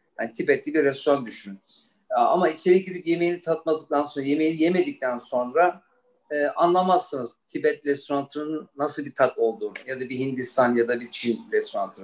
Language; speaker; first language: Turkish; early bilingual, heritage; Turkish